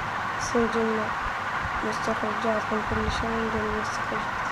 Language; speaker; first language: Arabic; native; Arabic